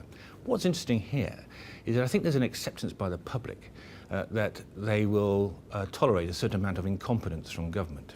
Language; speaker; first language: English; native; English